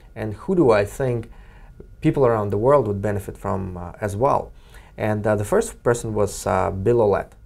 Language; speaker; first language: English; non-native, fluent; Russian